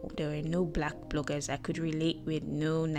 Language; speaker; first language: English; non-native, local second language; Yoruba